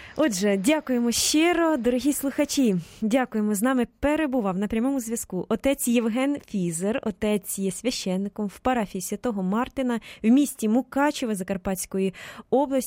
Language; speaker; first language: Ukrainian; native; Ukrainian